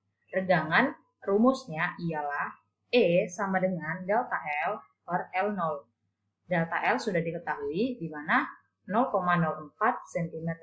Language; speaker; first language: Indonesian; native; Indonesian